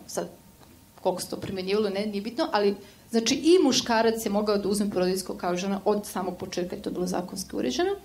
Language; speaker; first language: Serbian; native; Serbian